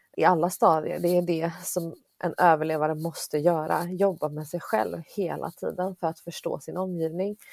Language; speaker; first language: Swedish; early bilingual, other home language; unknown